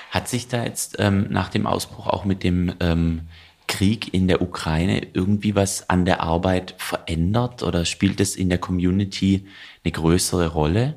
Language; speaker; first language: German; native; German